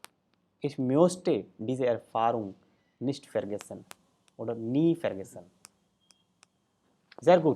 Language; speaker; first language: German; non-native, fluent; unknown